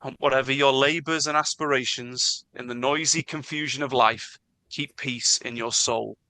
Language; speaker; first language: English; non-native, local second language; Welsh